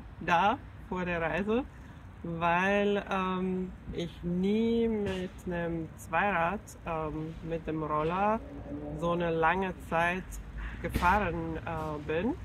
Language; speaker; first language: German; non-native, fluent; Finnish